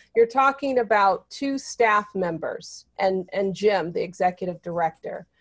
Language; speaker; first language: English; native; English